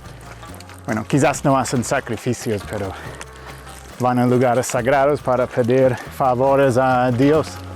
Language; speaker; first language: Spanish; non-native, fluent; English